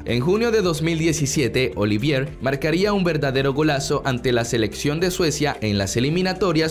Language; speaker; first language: Spanish; native; Spanish